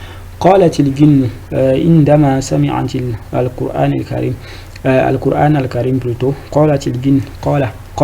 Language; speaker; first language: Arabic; non-native, fluent; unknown